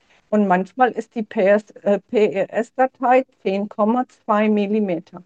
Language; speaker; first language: German; non-native, fluent; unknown